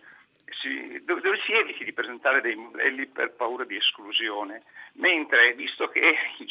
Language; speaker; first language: Italian; native; Italian